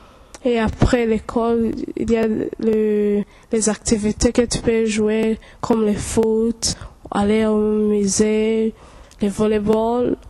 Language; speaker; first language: French; non-native, local second language; Kinyarwanda